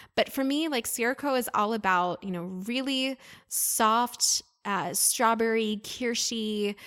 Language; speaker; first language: English; native; English